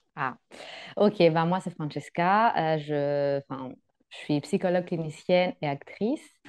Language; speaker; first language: French; non-native, fluent; Greek